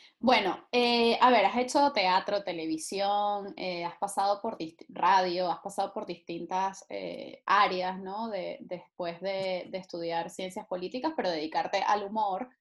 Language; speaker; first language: Spanish; native; Spanish